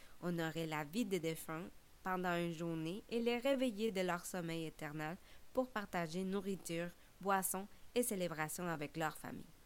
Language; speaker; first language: French; non-native, fluent; Spanish